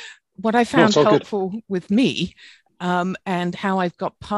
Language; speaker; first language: English; native; English